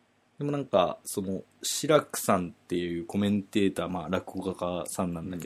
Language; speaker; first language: Japanese; native; Japanese